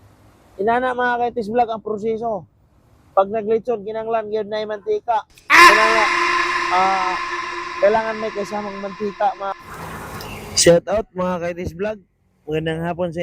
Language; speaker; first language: Filipino; non-native, local second language; Cebuano